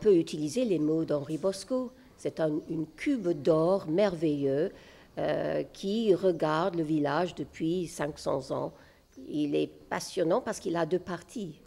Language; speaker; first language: French; non-native, fluent; English